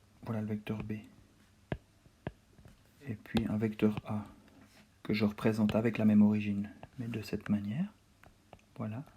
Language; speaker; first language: French; native; French